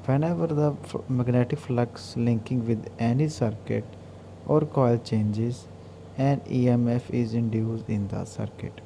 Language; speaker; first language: English; non-native, local second language; Punjabi